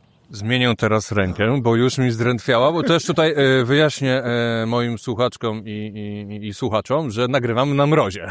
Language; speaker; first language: Polish; native; Polish